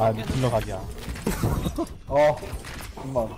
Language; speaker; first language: Korean; native; Korean